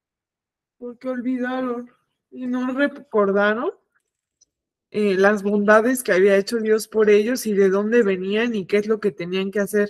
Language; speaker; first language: Spanish; native; Spanish